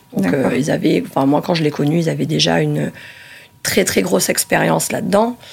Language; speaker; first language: French; early bilingual, other home language; Italian